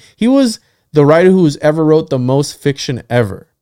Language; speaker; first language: English; non-native, fluent; Spanish